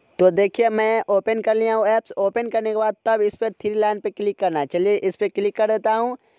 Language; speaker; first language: Hindi; native; Hindi